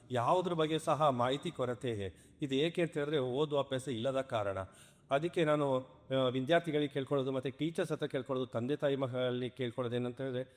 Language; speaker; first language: Kannada; non-native, local second language; Kodava